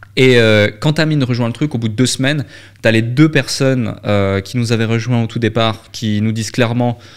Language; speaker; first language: French; native; French